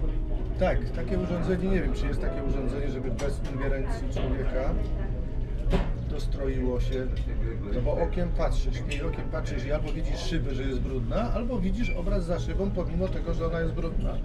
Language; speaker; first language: Polish; native; Polish